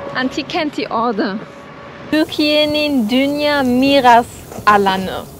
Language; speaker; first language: Turkish; non-native, learner; German